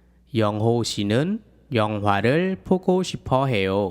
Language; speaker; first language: Korean; non-native, fluent; Khmer